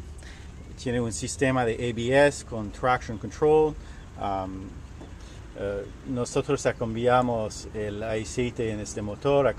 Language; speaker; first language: Spanish; non-native, learner; French